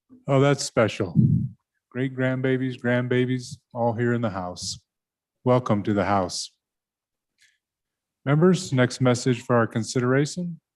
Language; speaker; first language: English; native; English